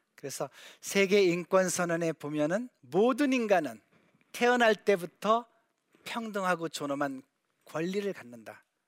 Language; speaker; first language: Korean; native; Korean